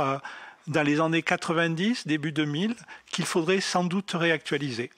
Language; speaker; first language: French; native; French